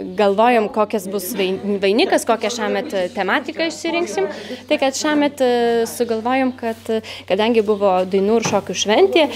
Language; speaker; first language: Lithuanian; native; Lithuanian